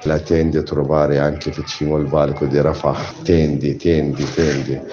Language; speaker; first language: Italian; non-native, learner; Arabic